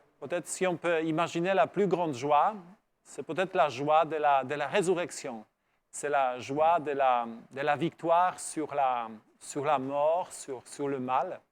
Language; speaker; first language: French; non-native, fluent; Polish